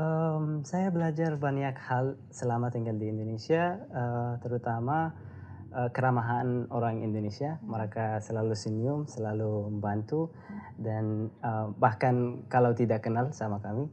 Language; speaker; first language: Indonesian; non-native, learner; Arabic